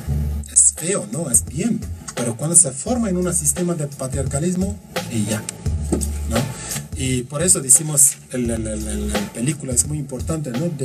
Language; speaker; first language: Spanish; non-native, learner; Kurdish